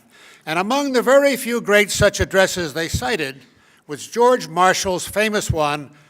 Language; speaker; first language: English; native; English